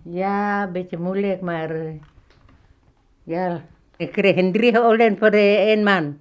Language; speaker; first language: Dutch; non-native, learner; Malay